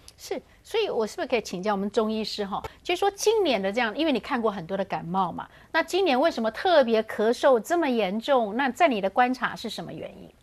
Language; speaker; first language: Chinese; native; Chinese